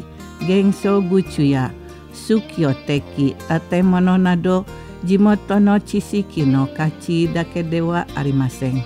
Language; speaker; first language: Japanese; non-native, fluent; Indonesian